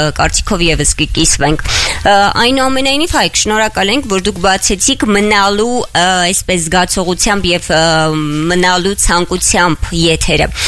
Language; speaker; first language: Armenian; native; Armenian